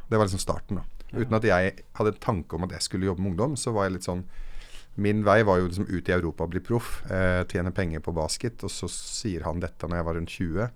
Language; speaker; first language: Norwegian; early bilingual, other home language; Arabic